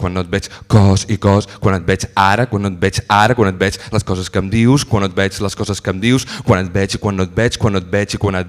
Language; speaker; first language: Catalan; native; Catalan